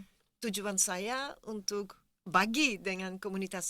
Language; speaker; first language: Indonesian; non-native, fluent; Dutch